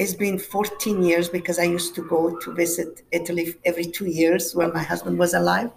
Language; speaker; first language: English; non-native, fluent; Italian